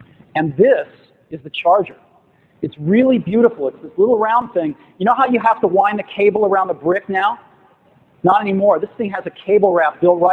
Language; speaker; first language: English; native; English